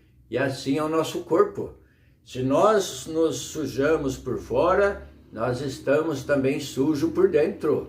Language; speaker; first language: Portuguese; native; Portuguese